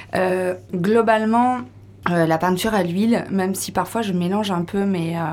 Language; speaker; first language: French; native; French